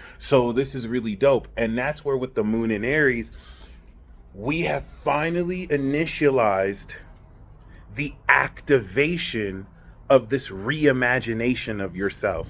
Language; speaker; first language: English; native; English